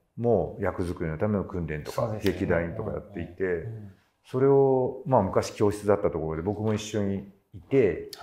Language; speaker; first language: Japanese; native; Japanese